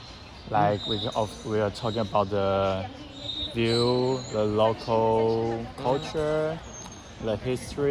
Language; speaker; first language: English; non-native, learner; Chinese